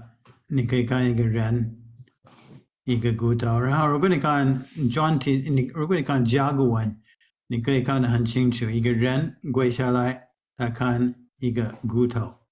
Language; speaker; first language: Chinese; non-native, fluent; English